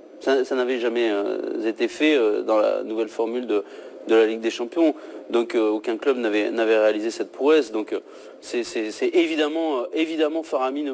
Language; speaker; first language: French; native; French